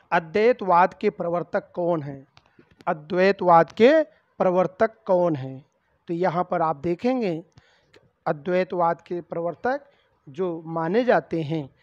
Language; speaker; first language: Hindi; native; Hindi